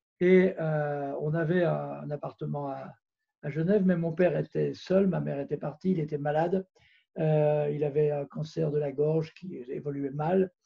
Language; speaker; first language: French; native; French